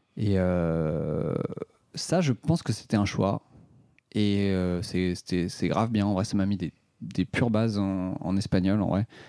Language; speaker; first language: French; native; French